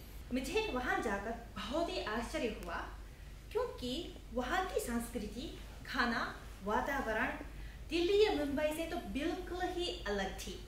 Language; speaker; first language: Hindi; non-native, fluent; Japanese